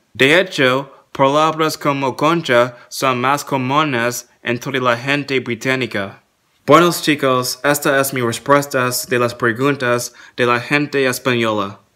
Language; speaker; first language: Spanish; non-native, learner; English